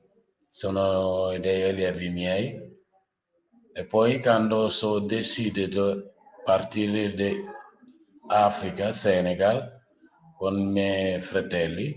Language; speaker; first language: Italian; non-native, learner; Wolof